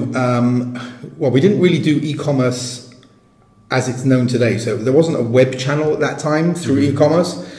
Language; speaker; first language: English; native; English